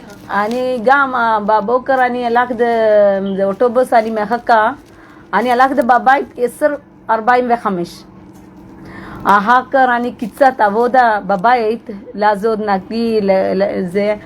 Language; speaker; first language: Hebrew; non-native, learner; Malayalam